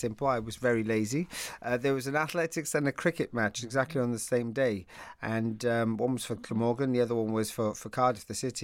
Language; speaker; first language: English; native; English